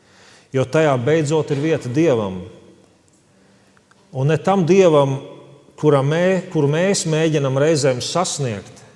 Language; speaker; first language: Latvian; native; Latvian